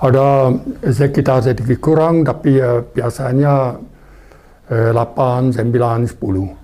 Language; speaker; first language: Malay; non-native, fluent; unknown